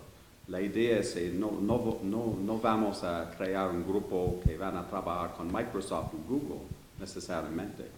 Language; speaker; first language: Spanish; non-native, learner; English